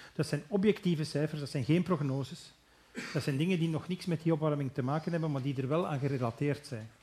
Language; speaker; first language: Dutch; native; Dutch